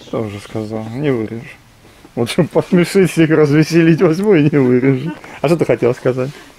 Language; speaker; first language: Russian; native; Russian